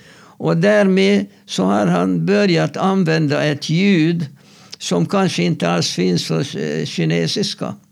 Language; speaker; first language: Swedish; non-native, fluent; Hungarian